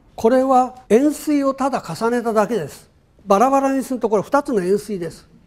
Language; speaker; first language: Japanese; native; Japanese